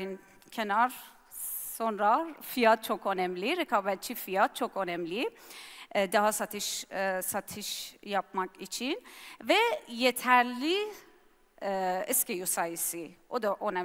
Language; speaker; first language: Turkish; non-native, learner; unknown